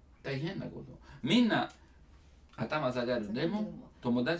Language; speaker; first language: Japanese; non-native, learner; Italian